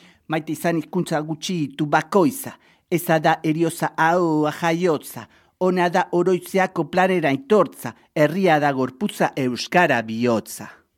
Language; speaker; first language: Basque; non-native, local second language; Spanish